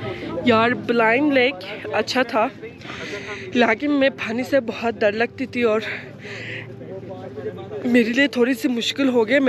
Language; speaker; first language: Hindi; non-native, fluent; Turkish